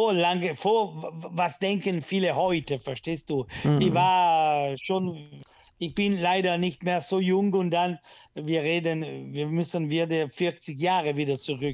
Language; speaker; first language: German; non-native, local second language; Italian